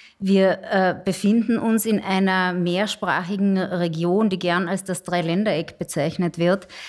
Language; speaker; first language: German; native; German